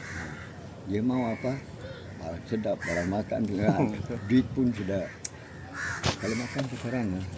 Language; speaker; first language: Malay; non-native, local second language; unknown